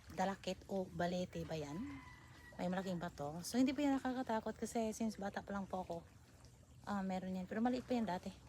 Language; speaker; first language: Filipino; native; Filipino